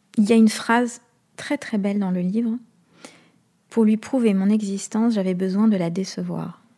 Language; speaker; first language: French; native; French